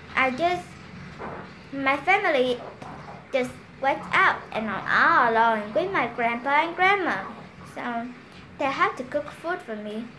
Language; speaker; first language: English; non-native, learner; Vietnamese